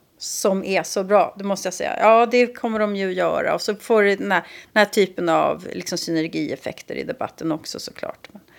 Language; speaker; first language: Swedish; native; Swedish